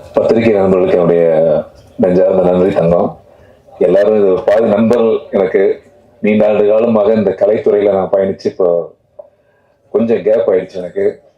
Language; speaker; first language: Tamil; native; Tamil